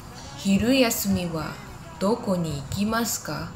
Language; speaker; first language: Japanese; non-native, learner; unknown